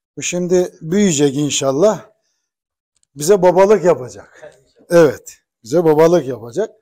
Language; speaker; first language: Turkish; native; Turkish